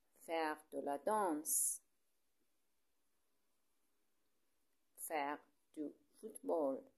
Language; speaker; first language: French; non-native, fluent; Persian